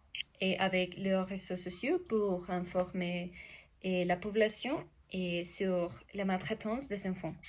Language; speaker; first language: French; non-native, learner; Spanish